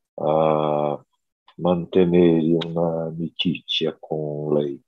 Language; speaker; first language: Italian; non-native, fluent; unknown